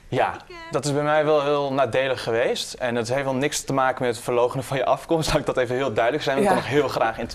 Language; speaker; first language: Dutch; native; Dutch